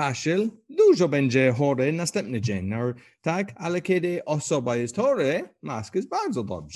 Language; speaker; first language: Polish; non-native, learner; English